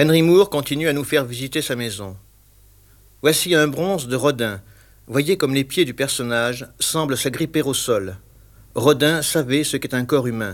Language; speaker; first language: French; native; French